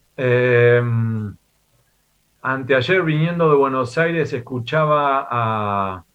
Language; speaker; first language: Spanish; native; Spanish